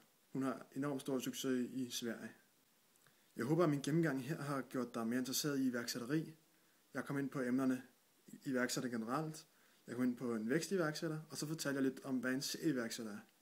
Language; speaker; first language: Danish; native; Danish